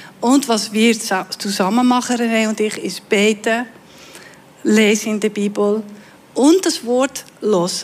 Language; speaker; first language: German; non-native, fluent; Dutch